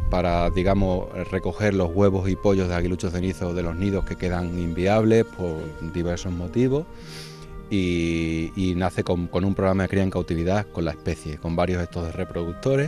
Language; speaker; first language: Spanish; native; Spanish